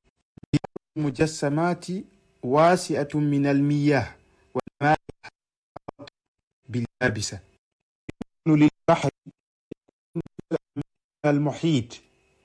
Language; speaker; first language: Arabic; non-native, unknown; Fula